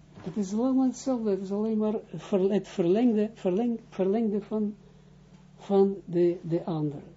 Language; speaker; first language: Dutch; non-native, fluent; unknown